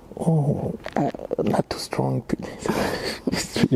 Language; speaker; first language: English; non-native, learner; French